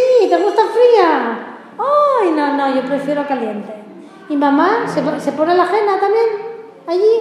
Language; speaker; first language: Spanish; native; Spanish